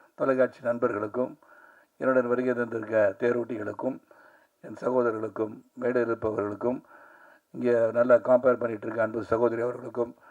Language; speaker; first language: Tamil; native; Tamil